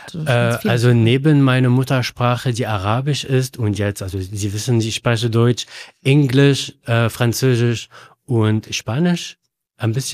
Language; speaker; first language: German; non-native, learner; Arabic